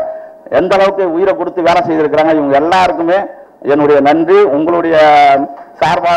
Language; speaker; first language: Tamil; native; Tamil